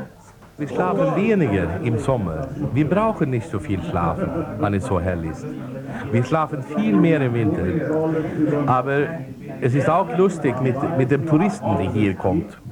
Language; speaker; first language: German; non-native, fluent; Swedish